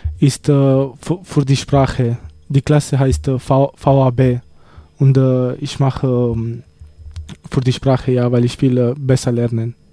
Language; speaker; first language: German; non-native, learner; Italian